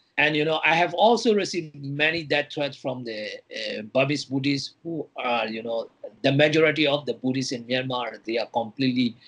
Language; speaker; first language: English; non-native, fluent; Burmese